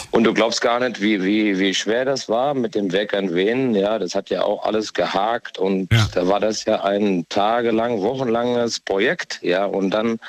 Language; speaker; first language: German; native; German